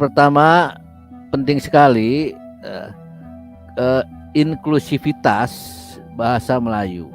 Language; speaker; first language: Indonesian; native; Indonesian